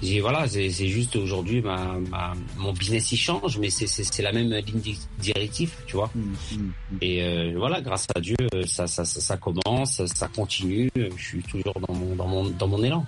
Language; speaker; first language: French; early bilingual, other home language; Arabic